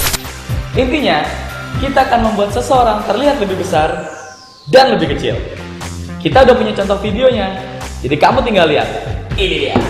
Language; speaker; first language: Indonesian; native; Indonesian